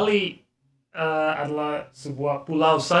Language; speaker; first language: Indonesian; non-native, learner; English